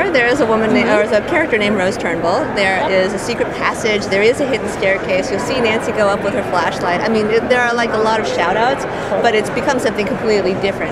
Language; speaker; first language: English; native; English